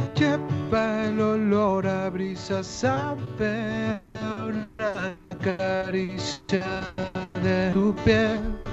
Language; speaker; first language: Spanish; native; Spanish